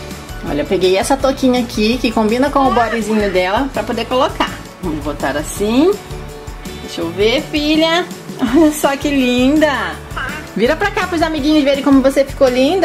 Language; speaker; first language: Portuguese; native; Portuguese